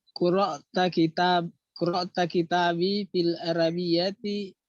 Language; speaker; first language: Arabic; non-native, learner; Indonesian